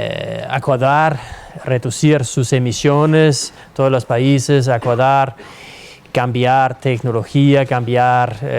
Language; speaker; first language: Spanish; non-native, fluent; Danish